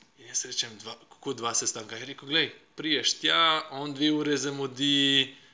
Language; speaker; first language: Slovenian; non-native, fluent; Russian